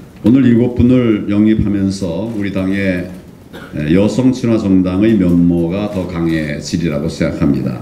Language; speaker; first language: Korean; native; Korean